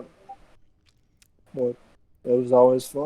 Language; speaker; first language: English; native; English